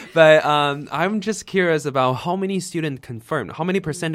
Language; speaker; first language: English; non-native, fluent; Chinese